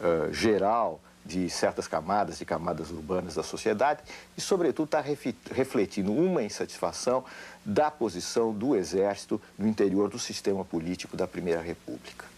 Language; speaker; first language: Portuguese; native; Portuguese